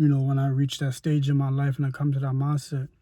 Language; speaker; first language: English; native; English